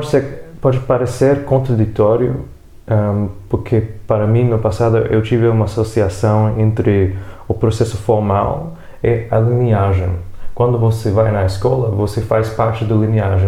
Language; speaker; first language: Portuguese; non-native, fluent; English